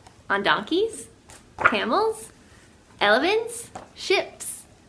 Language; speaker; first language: English; native; English